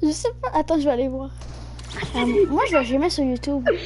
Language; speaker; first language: French; native; French